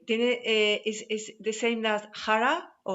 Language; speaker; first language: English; non-native, learner; Spanish